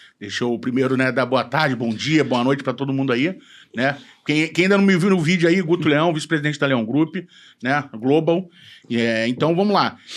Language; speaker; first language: Portuguese; native; Portuguese